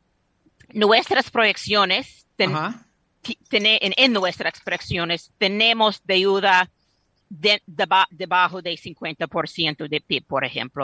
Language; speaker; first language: Spanish; non-native, fluent; English